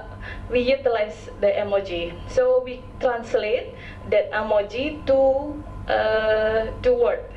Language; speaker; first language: English; non-native, local second language; Indonesian